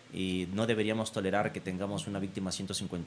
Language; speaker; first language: Spanish; native; Spanish